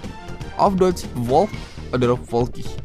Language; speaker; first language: German; non-native, fluent; Indonesian